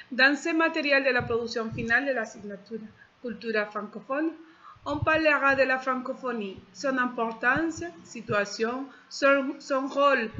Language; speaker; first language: French; non-native, fluent; Spanish